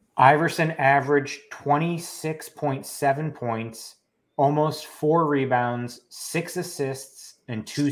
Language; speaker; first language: English; native; English